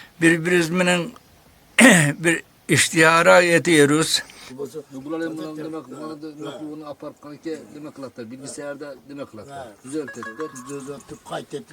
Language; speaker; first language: Turkish; non-native, learner; Kyrgyz